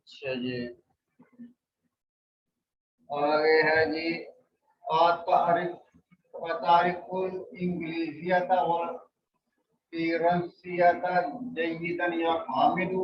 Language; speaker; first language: Arabic; non-native, learner; Urdu